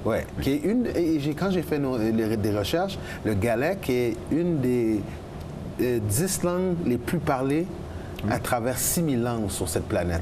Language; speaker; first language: French; native; French